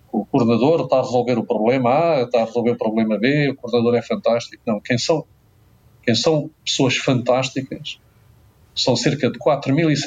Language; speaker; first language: Portuguese; native; Portuguese